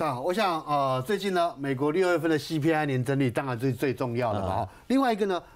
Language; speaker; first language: Chinese; native; Chinese